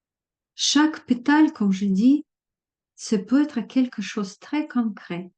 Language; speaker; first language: French; non-native, fluent; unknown